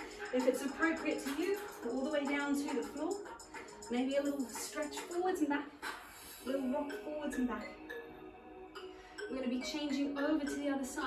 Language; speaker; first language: English; native; English